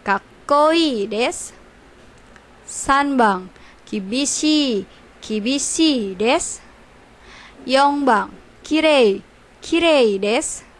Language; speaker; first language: Japanese; non-native, learner; Indonesian